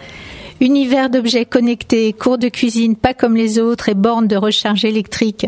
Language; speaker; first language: French; native; French